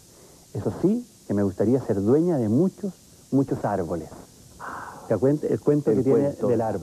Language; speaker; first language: Spanish; native; Spanish